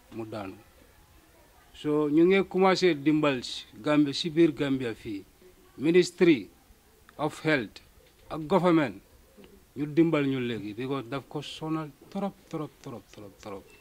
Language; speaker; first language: Wolof; native; Wolof